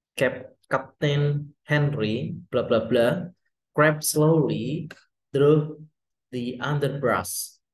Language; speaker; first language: English; non-native, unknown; Indonesian